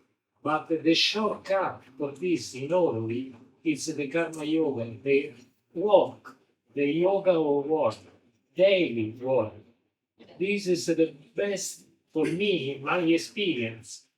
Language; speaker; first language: English; non-native, learner; Italian